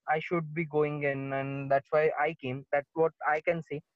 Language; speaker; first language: English; non-native, local second language; Marathi